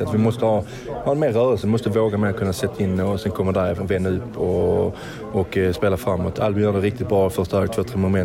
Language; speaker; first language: Swedish; native; Swedish